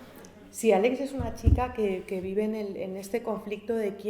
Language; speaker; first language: Spanish; native; Spanish